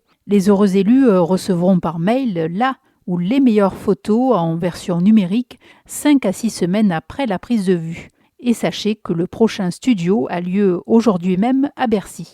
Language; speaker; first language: French; native; French